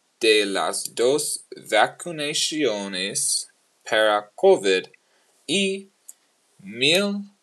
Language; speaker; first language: Spanish; non-native, learner; English